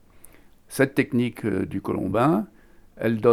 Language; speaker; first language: French; native; French